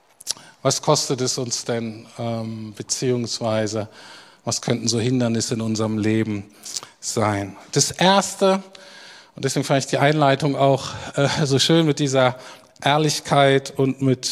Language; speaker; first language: German; native; German